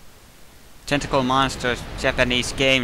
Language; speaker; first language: English; native; English